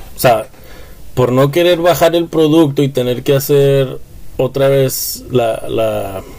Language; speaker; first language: Spanish; early bilingual, heritage; Spanish